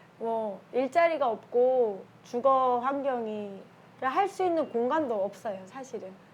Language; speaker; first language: Korean; native; Korean